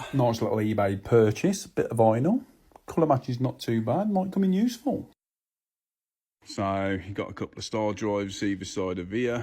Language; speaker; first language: English; native; English